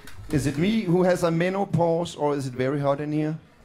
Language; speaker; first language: English; non-native, fluent; Danish